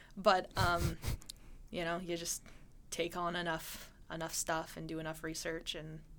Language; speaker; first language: English; native; English